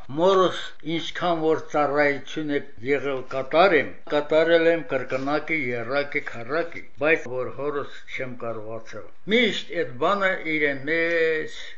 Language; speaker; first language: Armenian; native; Armenian